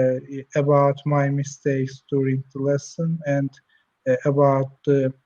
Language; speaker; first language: English; non-native, learner; Turkish